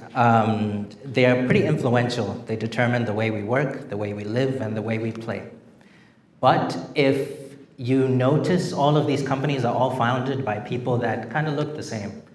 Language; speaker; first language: English; non-native, local second language; Shona